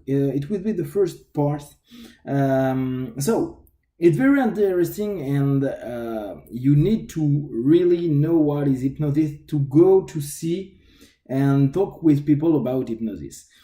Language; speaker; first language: English; non-native, fluent; French